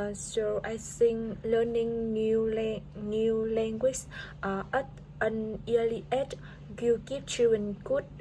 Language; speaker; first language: English; non-native, learner; Vietnamese